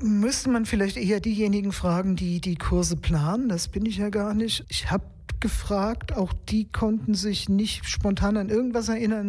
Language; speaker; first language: German; native; German